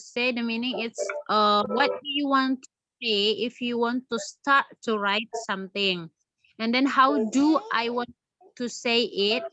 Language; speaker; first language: English; non-native, learner; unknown